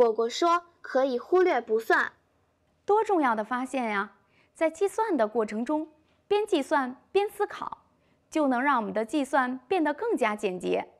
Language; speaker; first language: Chinese; native; Chinese